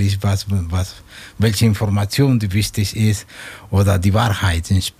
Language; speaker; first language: German; non-native, fluent; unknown